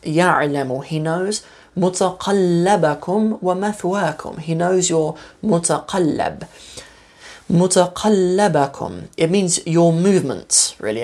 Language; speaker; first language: English; native; English